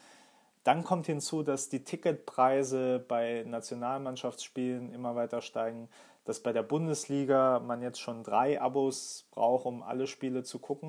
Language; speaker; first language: German; native; German